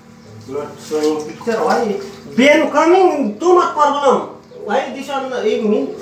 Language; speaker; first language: English; non-native, learner; Nepali